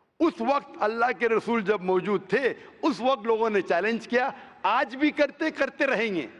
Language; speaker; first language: Hindi; non-native, local second language; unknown